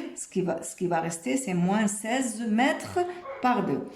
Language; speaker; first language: French; non-native, local second language; Arabic